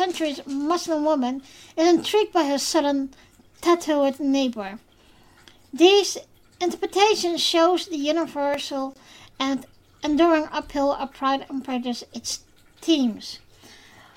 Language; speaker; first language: English; non-native, fluent; Dutch